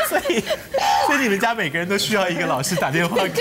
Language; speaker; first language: Chinese; native; Chinese